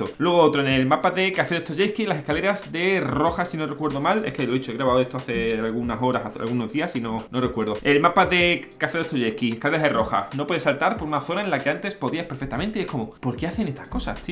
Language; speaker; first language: Spanish; native; Spanish